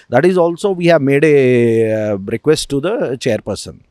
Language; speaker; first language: English; non-native, local second language; Telugu